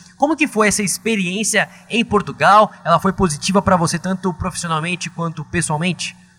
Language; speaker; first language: Portuguese; native; Portuguese